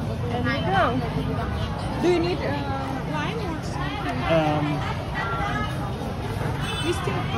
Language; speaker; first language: English; non-native, learner; Russian